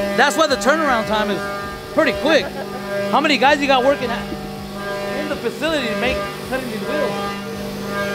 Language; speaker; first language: English; early bilingual, other home language; Spanish